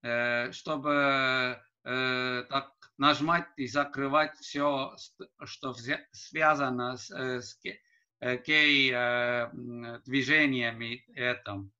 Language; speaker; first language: Russian; non-native, learner; Estonian